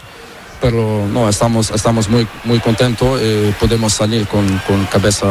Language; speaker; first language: Spanish; non-native, learner; Portuguese